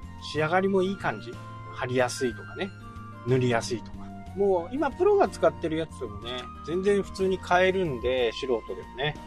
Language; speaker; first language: Japanese; native; Japanese